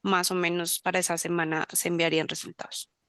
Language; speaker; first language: Spanish; native; Spanish